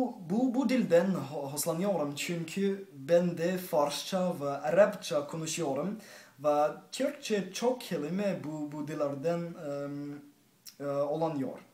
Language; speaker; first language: Turkish; non-native, learner; English